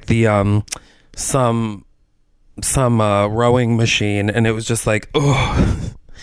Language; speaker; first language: English; native; English